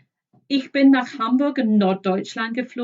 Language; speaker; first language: German; non-native, fluent; English